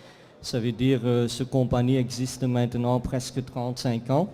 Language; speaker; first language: French; non-native, fluent; Dutch